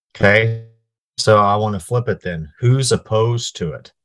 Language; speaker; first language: English; native; English